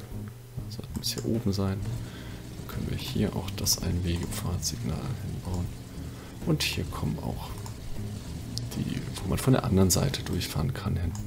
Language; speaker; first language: German; native; German